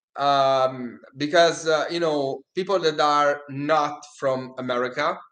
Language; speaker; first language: English; non-native, fluent; Italian